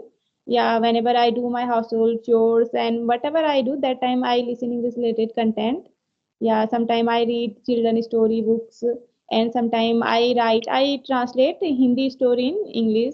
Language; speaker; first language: English; non-native, learner; Hindi